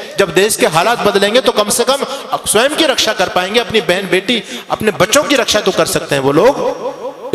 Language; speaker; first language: Hindi; native; Hindi